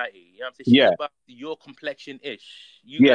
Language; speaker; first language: English; non-native, local second language; Yoruba